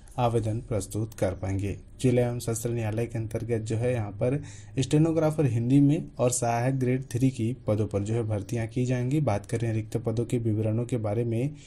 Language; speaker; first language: Hindi; native; Hindi